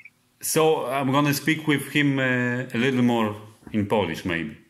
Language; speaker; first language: English; non-native, fluent; Polish